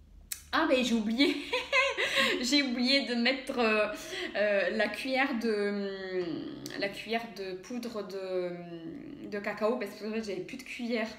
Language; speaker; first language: French; native; French